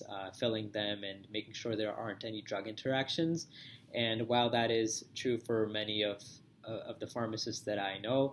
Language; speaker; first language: English; native; English